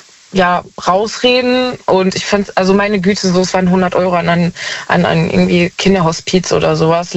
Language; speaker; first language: German; native; German